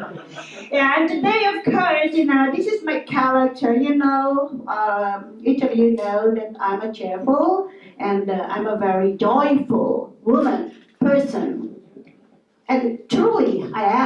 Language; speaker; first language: English; non-native, local second language; Filipino